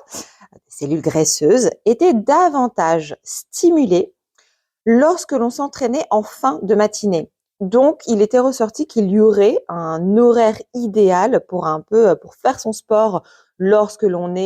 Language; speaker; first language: French; native; French